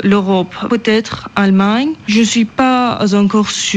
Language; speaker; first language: French; non-native, learner; Persian